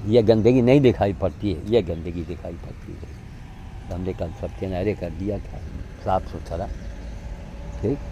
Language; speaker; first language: Hindi; native; Hindi